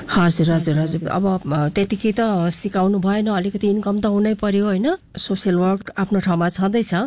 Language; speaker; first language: Nepali; native; Nepali